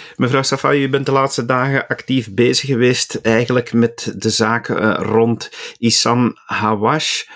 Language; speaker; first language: Dutch; native; Dutch